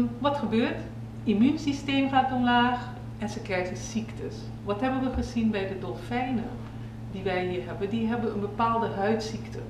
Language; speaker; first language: Dutch; native; Dutch